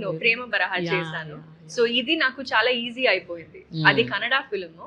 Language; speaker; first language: Telugu; non-native, local second language; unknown